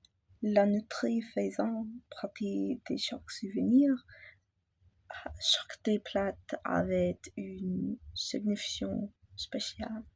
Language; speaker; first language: French; non-native, learner; English